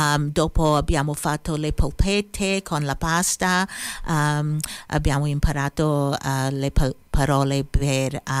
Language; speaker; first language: Italian; early bilingual, heritage; English